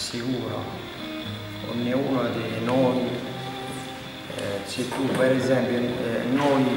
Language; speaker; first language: Italian; non-native, learner; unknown